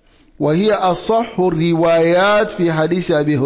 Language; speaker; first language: Arabic; non-native, fluent; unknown